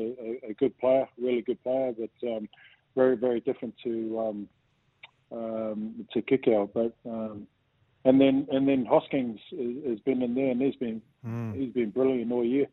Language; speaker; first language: English; native; English